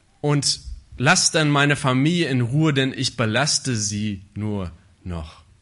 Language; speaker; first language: German; native; German